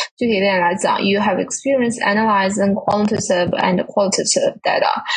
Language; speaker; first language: English; non-native, fluent; Chinese